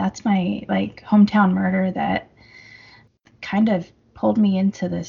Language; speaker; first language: English; native; English